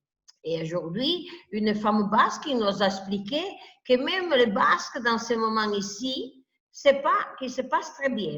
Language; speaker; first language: French; non-native, fluent; Italian